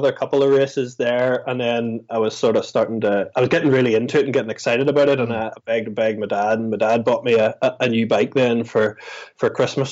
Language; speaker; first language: English; native; English